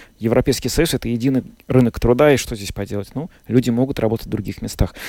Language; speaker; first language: Russian; native; Russian